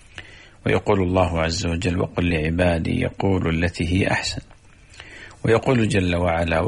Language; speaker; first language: Arabic; native; Arabic